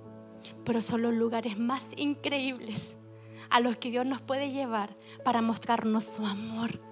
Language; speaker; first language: Spanish; native; Spanish